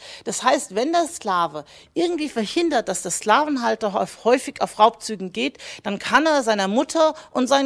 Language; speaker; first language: German; native; German